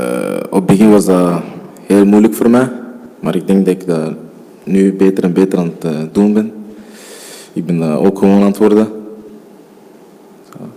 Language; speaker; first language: Dutch; early bilingual, other home language; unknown